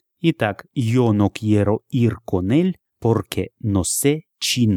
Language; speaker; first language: Spanish; non-native, learner; Russian